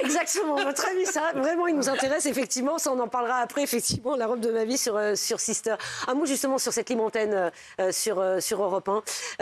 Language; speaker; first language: French; native; French